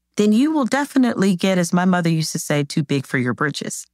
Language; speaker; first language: English; native; English